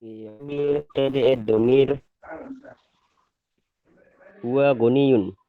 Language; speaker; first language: Arabic; non-native, learner; Indonesian